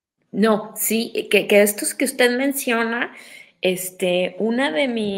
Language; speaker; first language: Spanish; native; Spanish